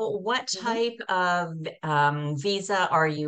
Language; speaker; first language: English; native; English